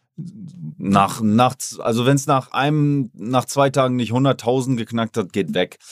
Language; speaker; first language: German; native; German